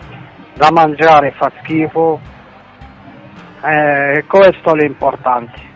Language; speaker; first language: Italian; non-native, fluent; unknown